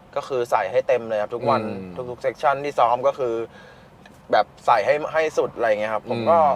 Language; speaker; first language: Thai; native; Thai